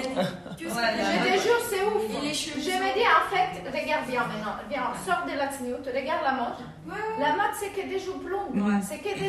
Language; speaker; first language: French; native; French